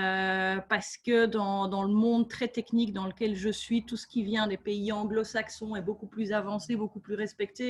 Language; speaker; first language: French; native; French